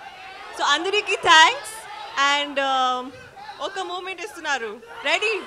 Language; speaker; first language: Telugu; non-native, learner; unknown